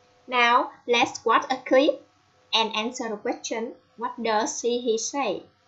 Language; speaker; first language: English; non-native, fluent; Vietnamese